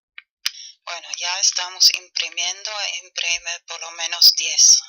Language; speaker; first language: Spanish; non-native, learner; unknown